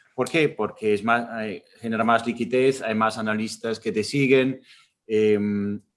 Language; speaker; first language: Spanish; non-native, fluent; German